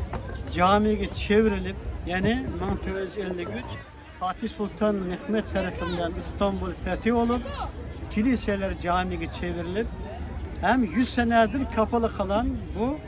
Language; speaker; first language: Turkish; non-native, fluent; Uyghur